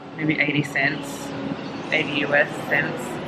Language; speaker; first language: English; native; English